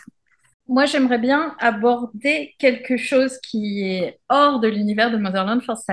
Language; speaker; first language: French; native; French